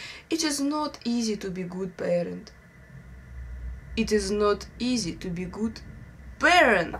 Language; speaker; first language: English; non-native, learner; Russian